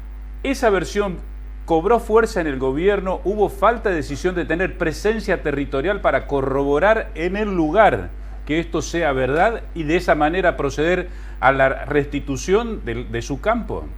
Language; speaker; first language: Spanish; native; Spanish